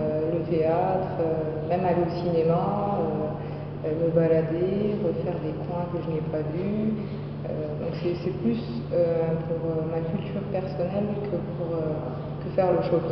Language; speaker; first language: French; non-native, local second language; Arabic